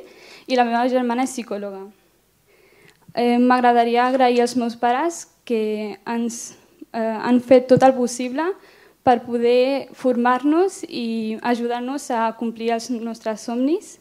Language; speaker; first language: Catalan; early bilingual, other home language; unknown